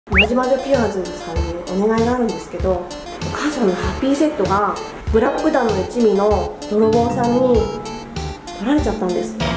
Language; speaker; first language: Japanese; native; Japanese